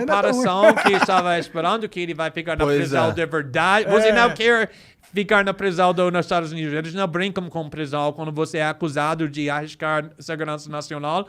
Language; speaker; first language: Portuguese; non-native, fluent; English